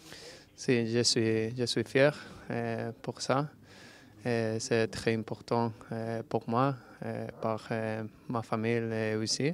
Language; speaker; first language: French; non-native, learner; Italian